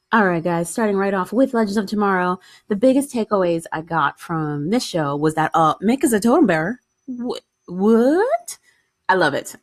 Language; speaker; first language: English; native; English